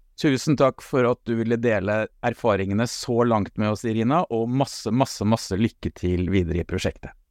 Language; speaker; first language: Norwegian; native; Norwegian